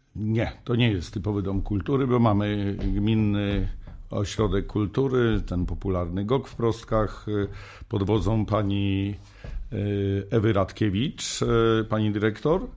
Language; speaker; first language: Polish; native; Polish